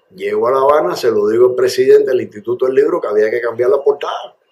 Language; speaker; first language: Spanish; native; Spanish